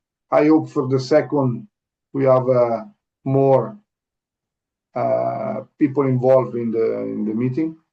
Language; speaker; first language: English; non-native, learner; Italian